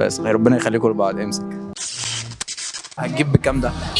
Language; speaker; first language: Arabic; native; Arabic